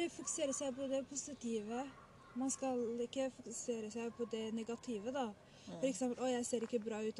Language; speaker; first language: Norwegian; early bilingual, other home language; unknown